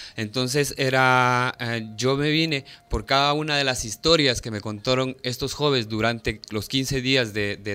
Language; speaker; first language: Spanish; native; Spanish